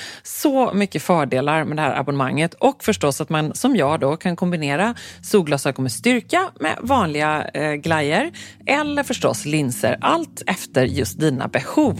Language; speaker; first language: Swedish; native; Swedish